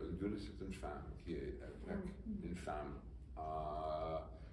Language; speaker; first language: French; non-native, fluent; English